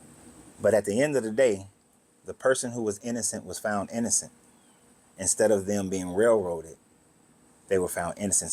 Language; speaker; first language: English; native; English